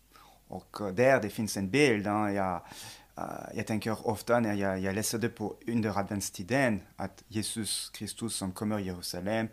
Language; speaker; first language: Swedish; non-native, fluent; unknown